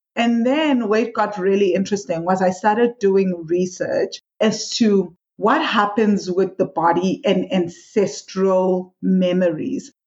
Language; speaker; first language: English; non-native, local second language; Swati